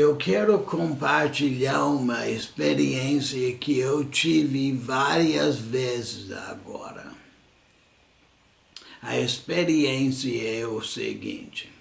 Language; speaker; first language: Portuguese; non-native, fluent; English